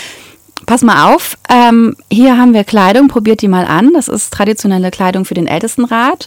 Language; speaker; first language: German; native; German